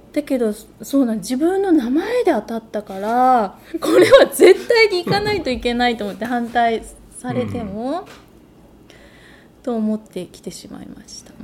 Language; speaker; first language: Japanese; native; Japanese